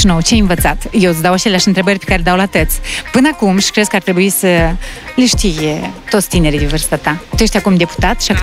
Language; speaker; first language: Romanian; native; Romanian